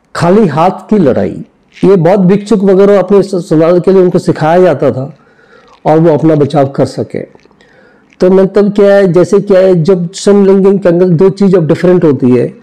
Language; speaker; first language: Hindi; native; Hindi